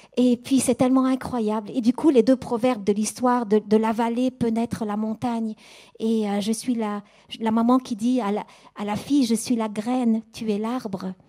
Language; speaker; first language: French; native; French